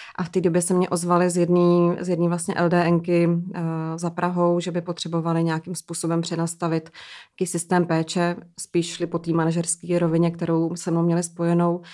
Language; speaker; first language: Czech; native; Czech